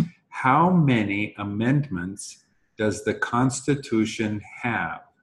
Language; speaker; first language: English; native; English